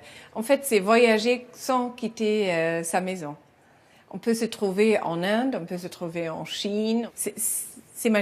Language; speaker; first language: French; non-native, fluent; German